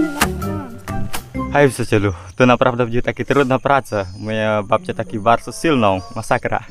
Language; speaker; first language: Polish; non-native, learner; Balinese